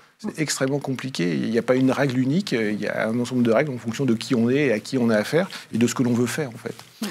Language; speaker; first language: French; native; French